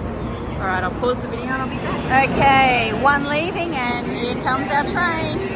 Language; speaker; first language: English; native; English